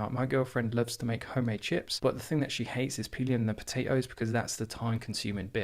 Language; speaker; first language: English; native; English